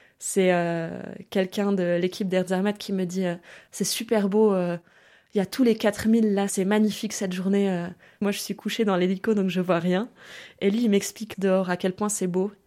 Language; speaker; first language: French; early bilingual, other home language; German